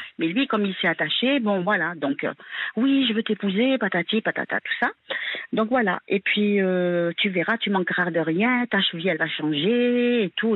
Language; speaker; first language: French; native; French